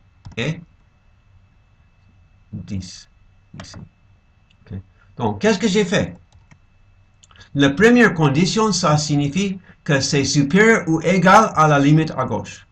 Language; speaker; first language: French; non-native, fluent; English